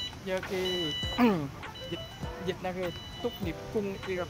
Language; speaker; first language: Korean; non-native, learner; Vietnamese